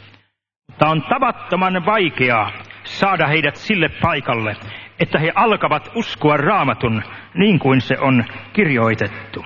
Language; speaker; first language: Finnish; native; Finnish